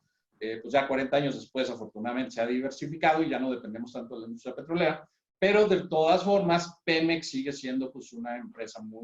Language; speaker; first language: Spanish; native; Spanish